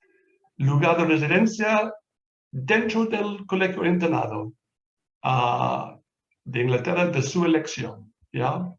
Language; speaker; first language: Spanish; non-native, fluent; English